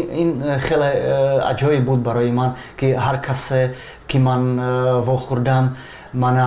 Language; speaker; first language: Persian; non-native, fluent; Slovak